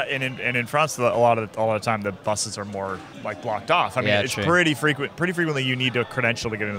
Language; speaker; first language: English; native; English